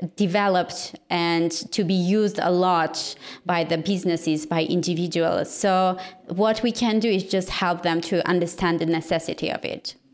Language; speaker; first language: English; non-native, fluent; Armenian